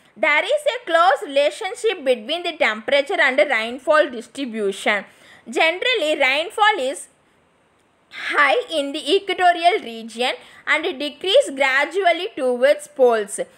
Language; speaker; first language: English; non-native, local second language; Tamil